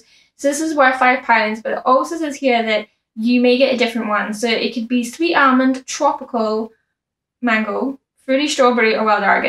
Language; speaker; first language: English; native; English